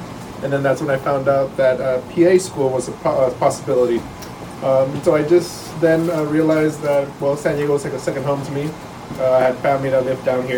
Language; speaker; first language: English; native; English